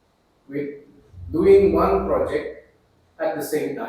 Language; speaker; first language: English; non-native, fluent; Indonesian